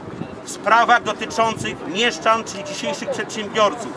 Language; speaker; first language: Polish; native; Polish